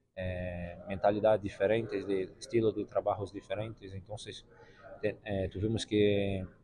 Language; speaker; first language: Spanish; non-native, learner; Portuguese